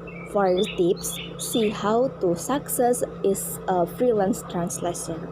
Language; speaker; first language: English; non-native, learner; Indonesian